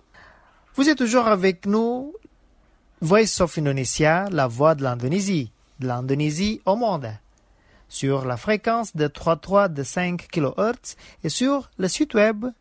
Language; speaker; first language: French; non-native, fluent; Indonesian